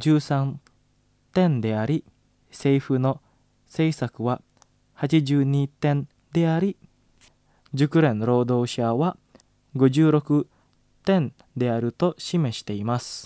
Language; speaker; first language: Japanese; non-native, fluent; Indonesian